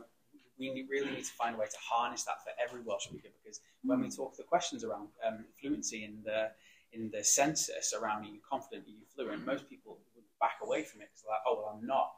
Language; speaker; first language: English; native; English